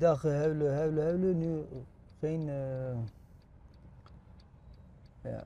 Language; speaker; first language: Dutch; non-native, learner; Turkish